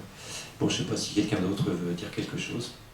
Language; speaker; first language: French; native; French